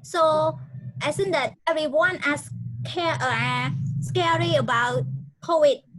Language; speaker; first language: English; non-native, learner; Khmer